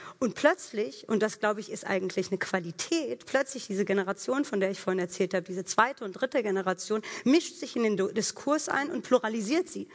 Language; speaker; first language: German; early bilingual, other home language; Persian